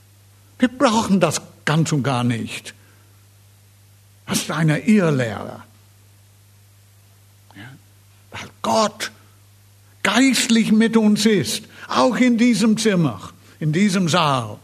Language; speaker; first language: German; non-native, fluent; English